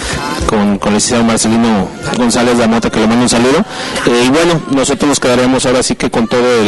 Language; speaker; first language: Spanish; native; Spanish